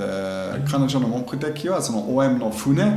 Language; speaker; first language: Japanese; non-native, fluent; German